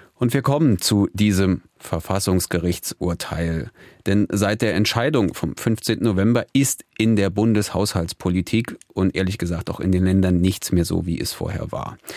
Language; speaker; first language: German; native; German